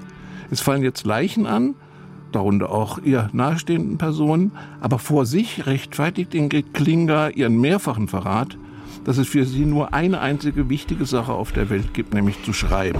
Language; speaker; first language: German; native; German